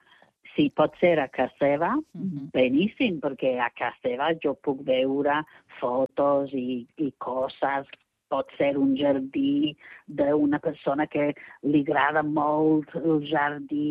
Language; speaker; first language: Catalan; non-native, fluent; English